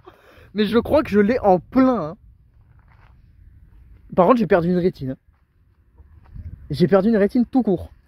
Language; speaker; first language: French; native; French